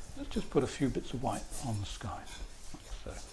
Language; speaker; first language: English; native; English